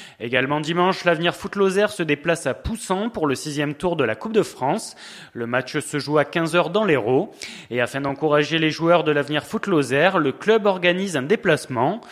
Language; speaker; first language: French; native; French